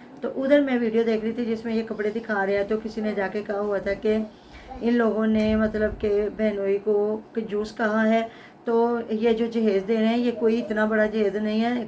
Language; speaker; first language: Urdu; non-native, local second language; Punjabi